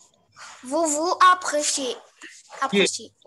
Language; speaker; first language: French; non-native, learner; Arabic